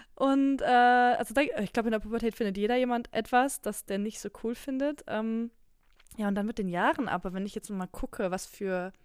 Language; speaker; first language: German; non-native, local second language; Polish